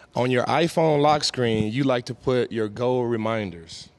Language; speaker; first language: English; native; English